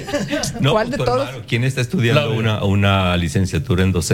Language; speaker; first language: Spanish; native; Spanish